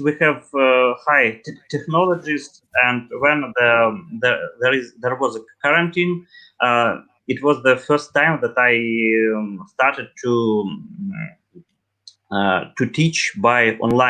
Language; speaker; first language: English; non-native, learner; Russian